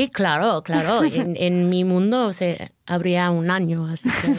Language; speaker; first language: Spanish; non-native, fluent; English